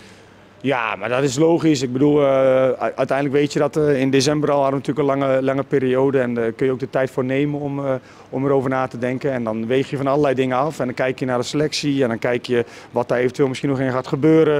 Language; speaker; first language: Dutch; native; Dutch